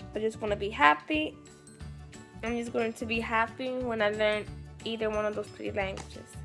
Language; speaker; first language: English; native; English